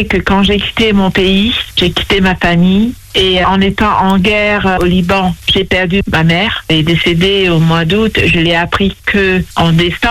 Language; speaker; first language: French; non-native, local second language; Morisyen